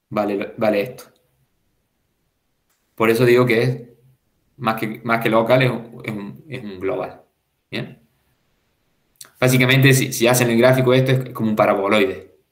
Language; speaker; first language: Spanish; native; Spanish